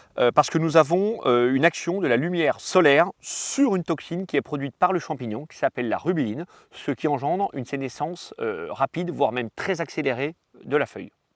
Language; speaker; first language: French; native; French